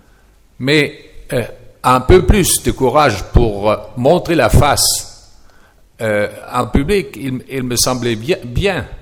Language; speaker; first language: French; non-native, fluent; German